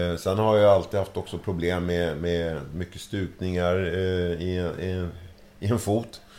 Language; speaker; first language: Swedish; early bilingual, other home language; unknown